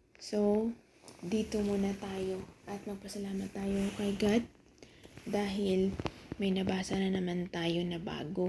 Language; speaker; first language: Filipino; non-native, local second language; Cebuano